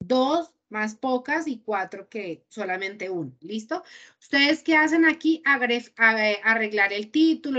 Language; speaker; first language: Spanish; native; Spanish